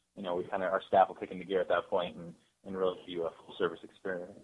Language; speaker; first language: English; native; English